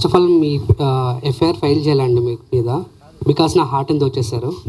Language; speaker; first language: Telugu; native; Telugu